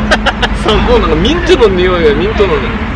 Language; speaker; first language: Japanese; non-native, fluent; Korean